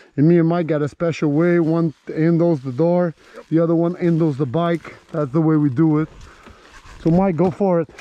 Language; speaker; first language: English; non-native, local second language; French